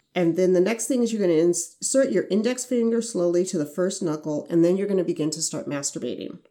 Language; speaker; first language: English; native; English